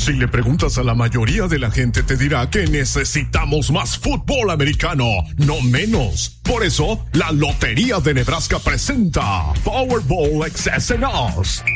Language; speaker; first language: Spanish; native; Spanish